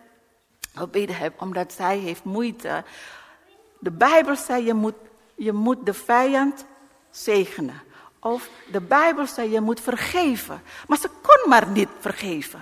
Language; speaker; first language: Dutch; non-native, learner; Indonesian